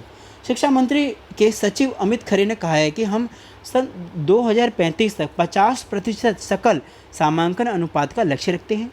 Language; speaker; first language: Hindi; native; Hindi